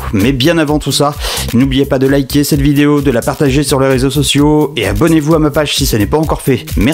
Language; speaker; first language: French; native; French